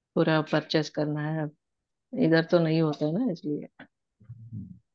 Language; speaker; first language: Hindi; non-native, local second language; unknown